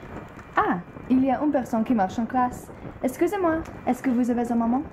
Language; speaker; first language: French; non-native, learner; English